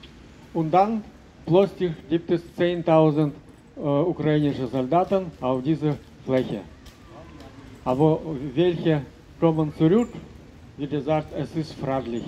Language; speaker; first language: German; non-native, learner; Russian